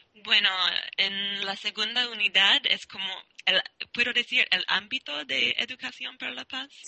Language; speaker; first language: Spanish; non-native, learner; English